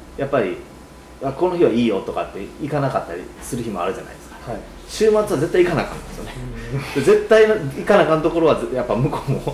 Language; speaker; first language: Japanese; native; Japanese